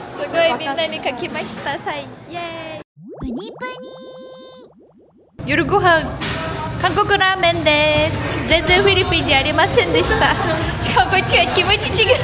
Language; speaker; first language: Japanese; native; Japanese